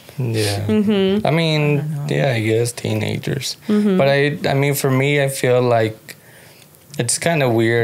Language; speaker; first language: English; early bilingual, other home language; Spanish